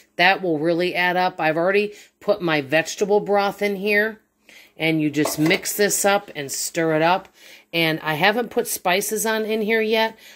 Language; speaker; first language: English; native; English